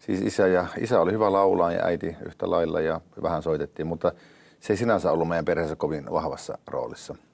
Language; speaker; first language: Finnish; native; Finnish